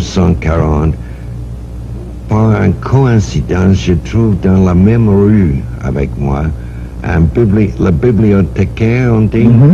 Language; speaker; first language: French; non-native, learner; English